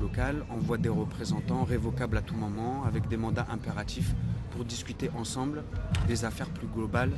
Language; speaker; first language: French; native; French